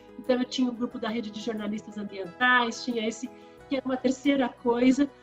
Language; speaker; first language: Portuguese; early bilingual, other home language; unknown